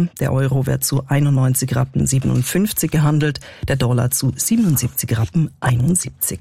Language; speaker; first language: German; native; German